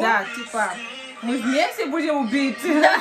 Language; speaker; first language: Russian; non-native, learner; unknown